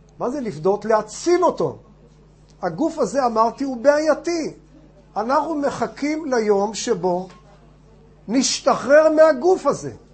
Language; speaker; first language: Hebrew; non-native, fluent; English